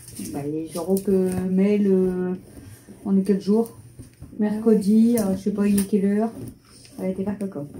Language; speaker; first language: French; native; French